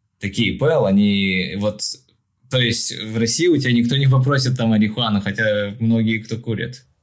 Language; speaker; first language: Russian; non-native, local second language; Tajik